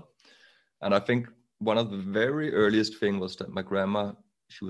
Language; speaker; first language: English; non-native, fluent; Danish